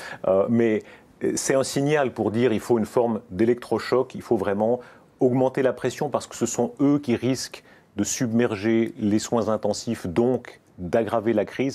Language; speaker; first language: French; native; French